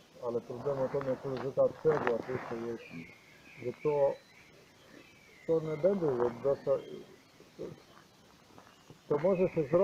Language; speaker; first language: Polish; non-native, learner; Croatian